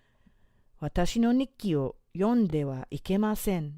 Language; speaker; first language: Japanese; non-native, fluent; English